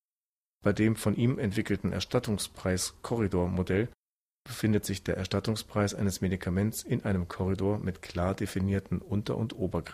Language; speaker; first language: German; native; German